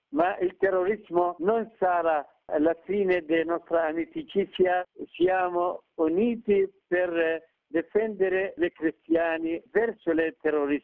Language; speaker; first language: Italian; non-native, fluent; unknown